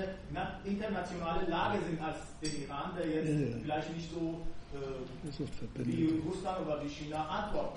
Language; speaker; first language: German; non-native, fluent; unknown